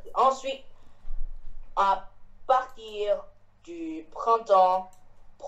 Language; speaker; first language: French; non-native, learner; Chinese